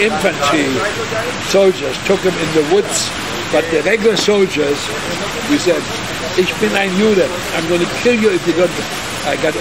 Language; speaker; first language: English; non-native, fluent; German